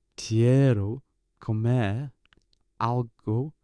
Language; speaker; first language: Spanish; non-native, learner; English